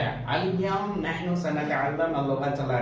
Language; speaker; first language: Arabic; non-native, fluent; Hindi